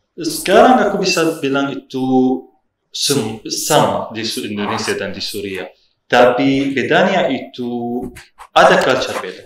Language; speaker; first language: Indonesian; non-native, learner; Arabic